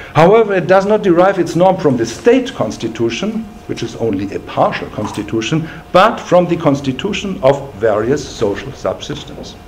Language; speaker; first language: English; non-native, fluent; German